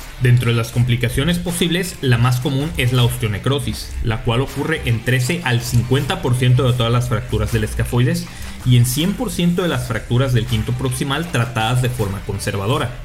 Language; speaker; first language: Spanish; native; Spanish